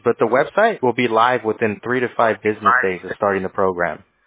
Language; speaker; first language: English; native; English